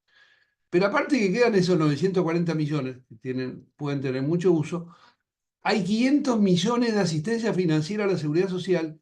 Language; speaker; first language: Spanish; native; Spanish